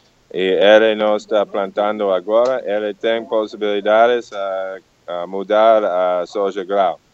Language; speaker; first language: Portuguese; non-native, learner; English